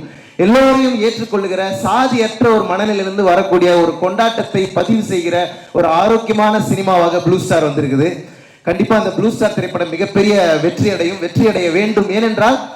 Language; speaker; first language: Tamil; native; Tamil